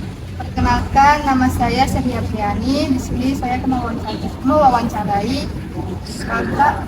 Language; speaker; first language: Indonesian; non-native, local second language; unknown